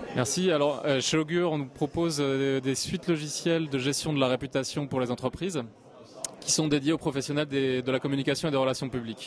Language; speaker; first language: French; native; French